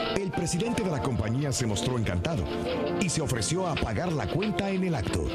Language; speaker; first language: Spanish; native; Spanish